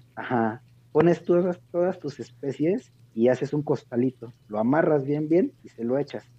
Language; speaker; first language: Spanish; native; Spanish